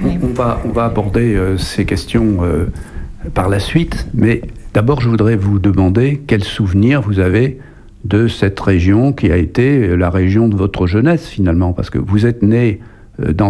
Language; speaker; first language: French; native; French